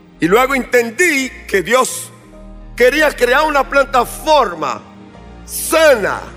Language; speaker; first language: Spanish; non-native, fluent; Portuguese